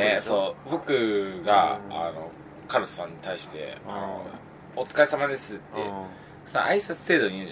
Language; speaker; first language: Japanese; native; Japanese